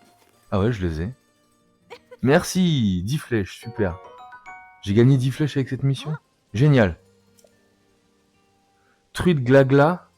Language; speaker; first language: French; native; French